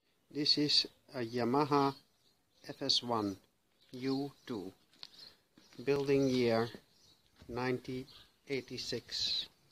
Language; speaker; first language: English; non-native, learner; Dutch